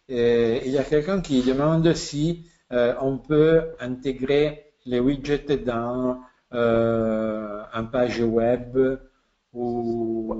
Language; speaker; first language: French; non-native, fluent; Italian